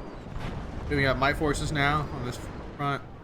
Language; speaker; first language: English; native; English